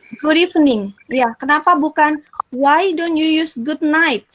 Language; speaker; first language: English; non-native, fluent; Indonesian